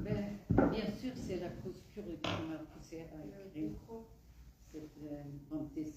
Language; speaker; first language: French; non-native, fluent; Kurdish